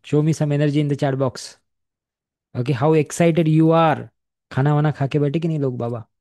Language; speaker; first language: Hindi; non-native, local second language; Marathi